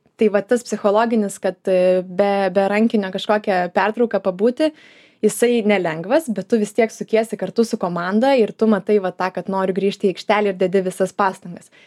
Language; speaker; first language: Lithuanian; native; Lithuanian